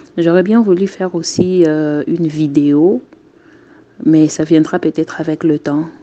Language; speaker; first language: French; non-native, local second language; Lingala